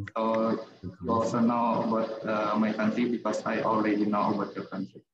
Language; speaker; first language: English; non-native, learner; Indonesian